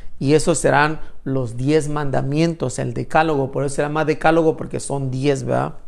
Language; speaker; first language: Spanish; native; Spanish